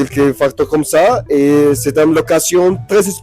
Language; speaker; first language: French; non-native, learner; Spanish